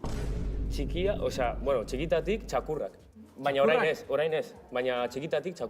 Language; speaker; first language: Basque; non-native, local second language; Spanish